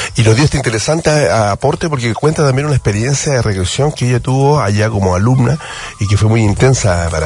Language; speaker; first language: Spanish; native; Spanish